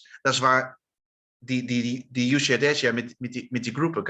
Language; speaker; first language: German; non-native, learner; Dutch